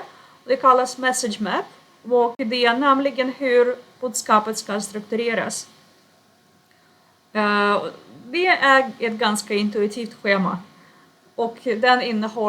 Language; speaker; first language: Swedish; non-native, fluent; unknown